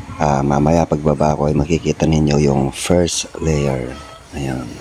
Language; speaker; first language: Filipino; non-native, local second language; Pampanga